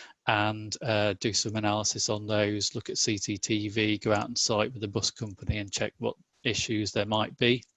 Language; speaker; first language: English; native; English